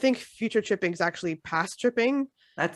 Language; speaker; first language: English; native; English